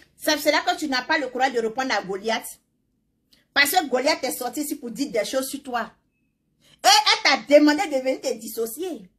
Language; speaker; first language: French; non-native, local second language; Baoulé